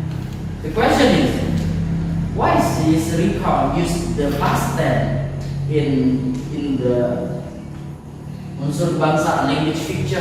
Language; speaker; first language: English; non-native, learner; Indonesian